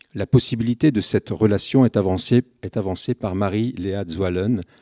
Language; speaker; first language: French; native; French